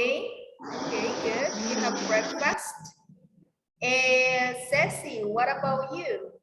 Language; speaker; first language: English; non-native, learner; Spanish